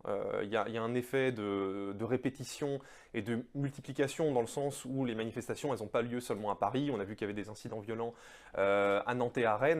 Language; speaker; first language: French; native; French